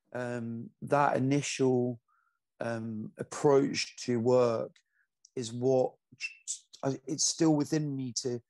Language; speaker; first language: English; native; English